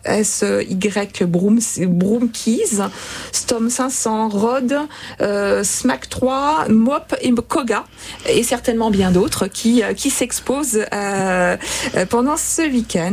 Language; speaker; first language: French; native; French